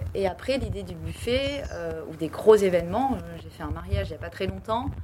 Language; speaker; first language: French; native; French